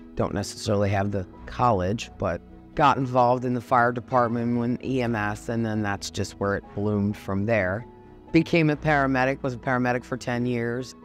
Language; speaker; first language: English; native; English